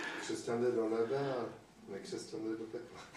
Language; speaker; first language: Czech; native; Czech